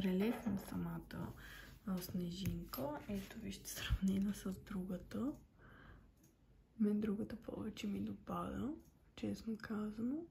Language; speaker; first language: Bulgarian; native; Bulgarian